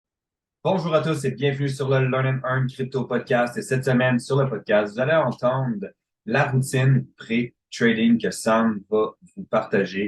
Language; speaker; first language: French; native; French